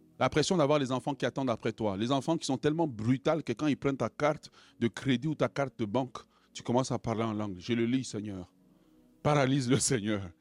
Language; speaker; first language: French; non-native, local second language; Lingala